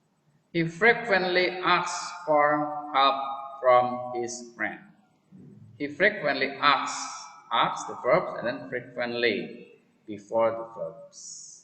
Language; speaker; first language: English; non-native, fluent; Indonesian